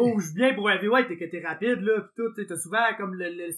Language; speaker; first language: French; native; French